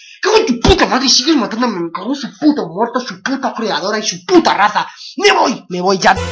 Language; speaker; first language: Spanish; native; Spanish